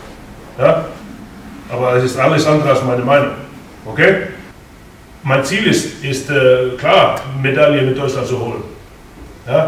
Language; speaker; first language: German; non-native, fluent; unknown